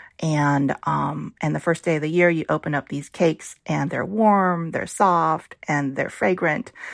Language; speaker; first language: English; early bilingual, other home language; Vietnamese